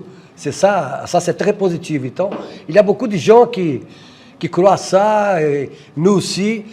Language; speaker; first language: French; non-native, fluent; Portuguese